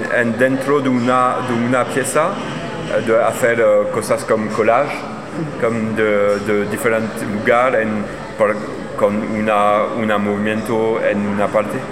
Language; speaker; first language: Spanish; non-native, learner; French